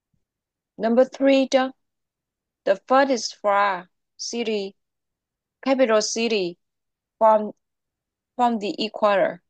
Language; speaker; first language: English; non-native, local second language; Vietnamese